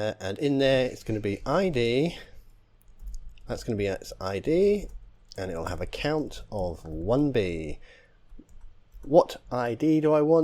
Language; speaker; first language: English; native; English